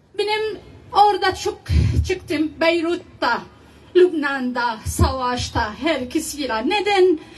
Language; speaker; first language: Turkish; non-native, learner; Arabic